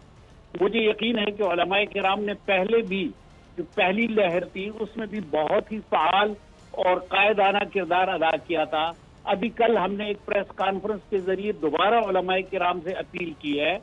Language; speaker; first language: Urdu; native; Urdu